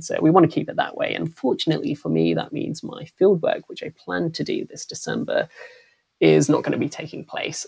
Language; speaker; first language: English; native; English